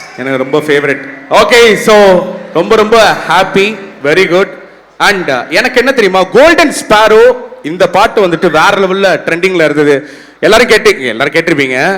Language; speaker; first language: Tamil; native; Tamil